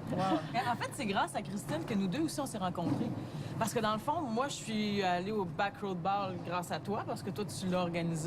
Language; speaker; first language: French; native; French